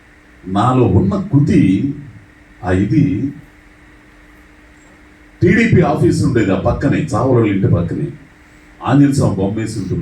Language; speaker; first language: Telugu; native; Telugu